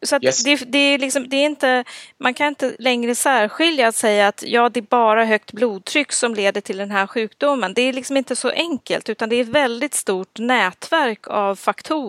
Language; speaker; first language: Swedish; native; Swedish